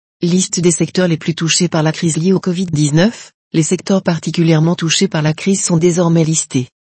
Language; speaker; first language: French; native; French